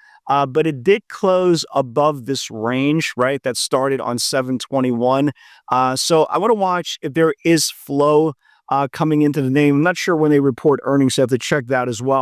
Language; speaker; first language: English; native; English